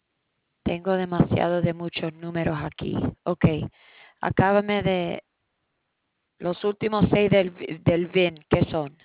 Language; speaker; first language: Spanish; early bilingual, heritage; Spanish